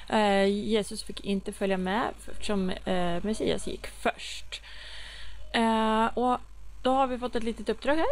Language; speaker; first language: Swedish; native; Swedish